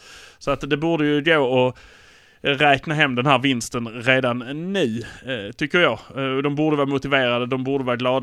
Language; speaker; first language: Swedish; native; Swedish